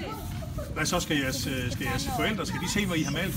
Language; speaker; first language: Danish; native; Danish